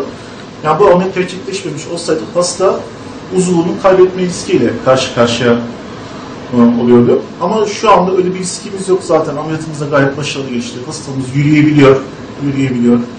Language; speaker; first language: Turkish; native; Turkish